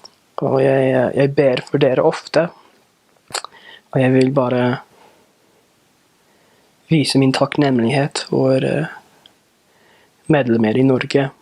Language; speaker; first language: Norwegian; non-native, fluent; English